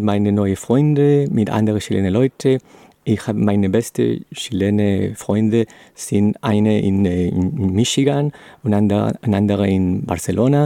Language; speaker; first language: German; non-native, learner; Spanish